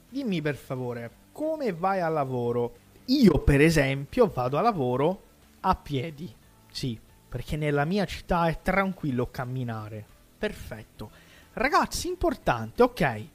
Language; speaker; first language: Italian; non-native, fluent; Portuguese